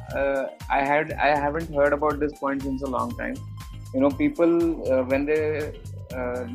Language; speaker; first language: English; non-native, local second language; Marathi